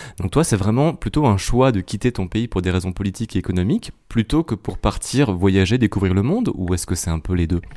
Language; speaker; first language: French; native; French